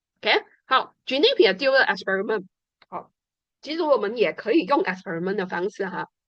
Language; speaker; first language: Chinese; native; Chinese